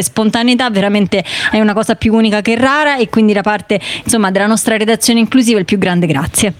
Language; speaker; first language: Italian; native; Italian